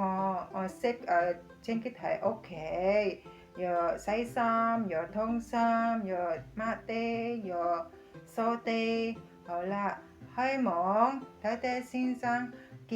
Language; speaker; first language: Cantonese; non-native, learner; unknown